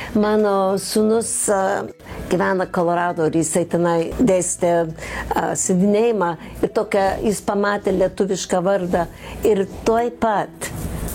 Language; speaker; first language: Lithuanian; early bilingual, heritage; Lithuanian